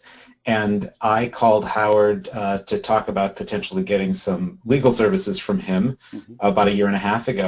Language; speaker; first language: English; native; English